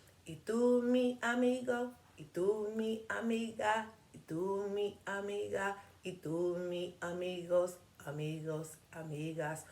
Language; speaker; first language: Spanish; non-native, learner; English